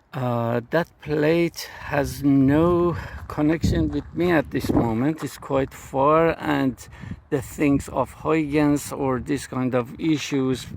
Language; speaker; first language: English; non-native, fluent; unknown